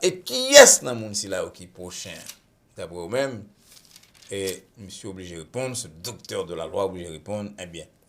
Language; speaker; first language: French; non-native, local second language; Haitian Creole